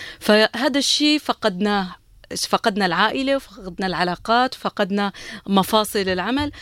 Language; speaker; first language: Arabic; non-native, local second language; Kurdish